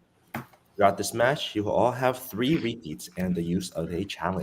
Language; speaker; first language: English; native; English